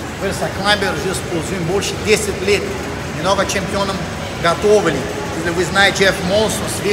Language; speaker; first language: Russian; non-native, learner; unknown